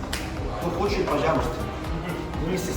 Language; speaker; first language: Russian; non-native, learner; Arabic